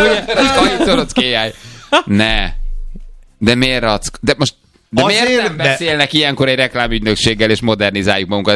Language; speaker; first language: Hungarian; native; Hungarian